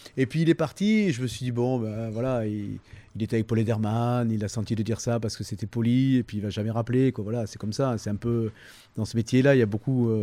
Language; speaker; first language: French; native; French